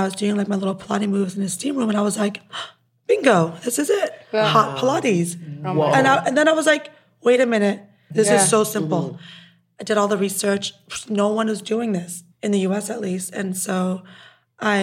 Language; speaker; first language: English; native; English